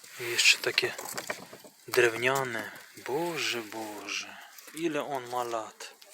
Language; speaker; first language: Polish; non-native, fluent; Russian